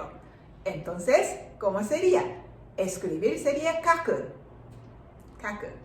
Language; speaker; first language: Spanish; non-native, fluent; Japanese